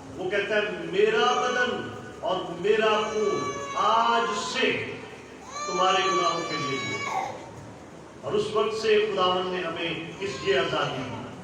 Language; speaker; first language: Urdu; non-native, local second language; Punjabi